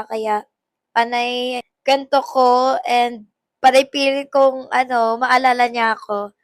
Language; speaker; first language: Filipino; native; Filipino